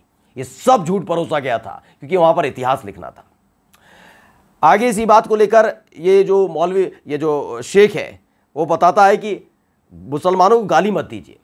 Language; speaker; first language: Hindi; native; Hindi